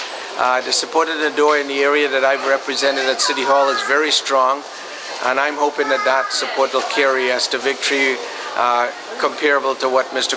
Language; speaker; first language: English; native; English